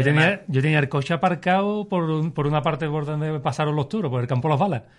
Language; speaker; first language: Spanish; native; Spanish